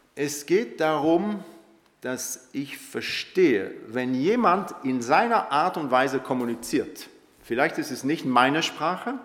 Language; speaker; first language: German; non-native, local second language; French